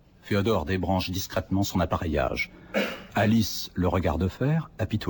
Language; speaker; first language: French; native; French